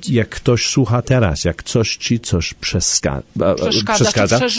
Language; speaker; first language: Polish; early bilingual, heritage; Polish